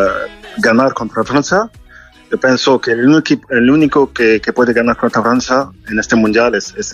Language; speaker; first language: Spanish; non-native, learner; French